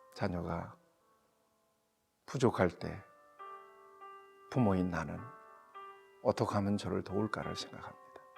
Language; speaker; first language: Korean; native; Korean